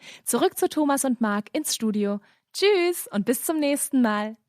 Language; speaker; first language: German; native; German